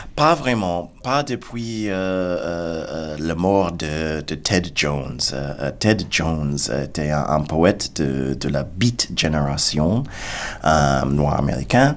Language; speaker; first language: French; non-native, fluent; English